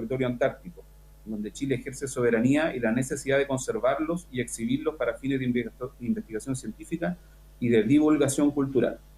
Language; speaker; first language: Spanish; native; Spanish